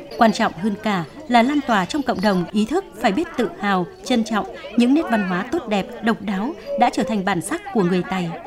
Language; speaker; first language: Vietnamese; native; Vietnamese